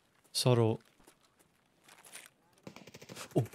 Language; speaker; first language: Korean; non-native, learner; German